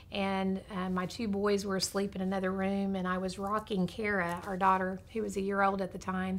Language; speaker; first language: English; native; English